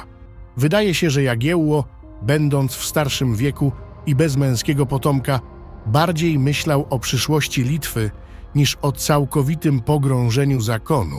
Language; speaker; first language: Polish; native; Polish